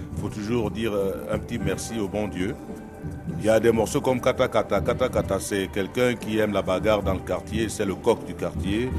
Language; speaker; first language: French; non-native, local second language; Duala